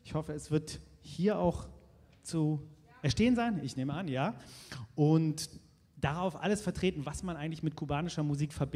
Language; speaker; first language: German; native; German